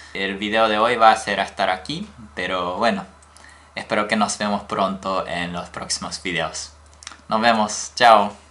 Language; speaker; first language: Spanish; non-native, learner; Japanese